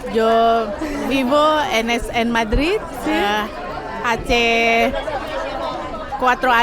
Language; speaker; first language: Spanish; non-native, learner; Indonesian